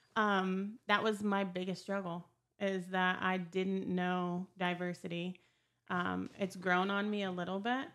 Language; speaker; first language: English; native; English